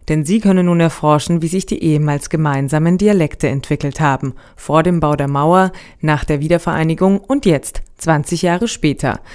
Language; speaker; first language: German; native; German